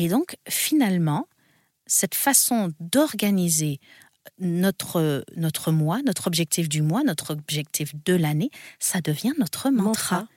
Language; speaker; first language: French; native; French